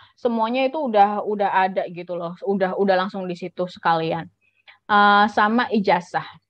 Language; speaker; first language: Indonesian; native; Indonesian